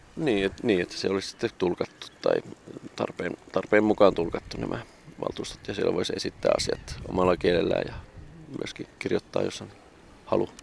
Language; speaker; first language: Finnish; native; Finnish